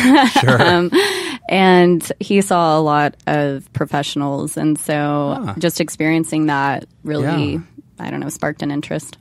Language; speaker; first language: English; native; English